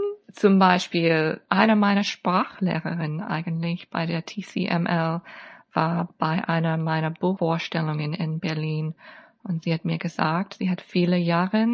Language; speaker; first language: German; non-native, fluent; English